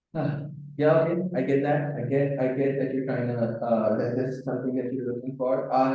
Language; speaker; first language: English; non-native, local second language; Urdu